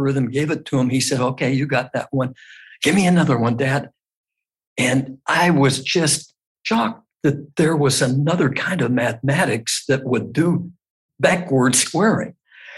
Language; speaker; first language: English; native; English